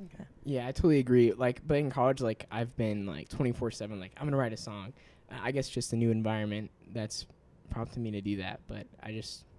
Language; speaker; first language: English; native; English